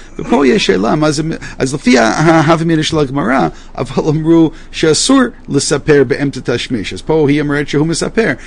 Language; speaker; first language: Hebrew; non-native, fluent; English